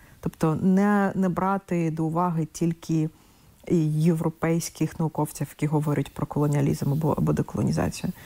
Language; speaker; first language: Ukrainian; non-native, local second language; Russian